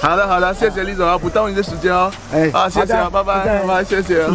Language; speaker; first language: Chinese; non-native, fluent; French